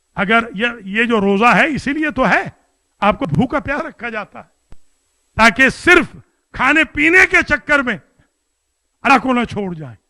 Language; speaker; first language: Urdu; non-native, local second language; Punjabi